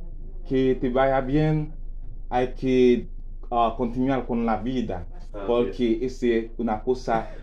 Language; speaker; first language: Spanish; non-native, learner; Haitian Creole